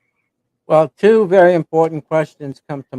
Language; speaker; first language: English; native; English